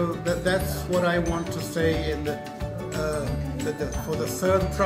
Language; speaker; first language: English; non-native, fluent; Japanese